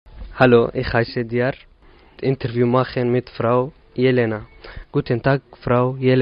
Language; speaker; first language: German; non-native, learner; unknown